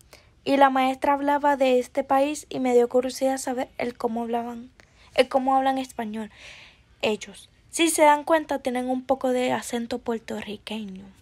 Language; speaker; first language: Spanish; early bilingual, heritage; Spanish